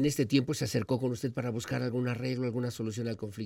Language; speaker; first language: Spanish; native; Spanish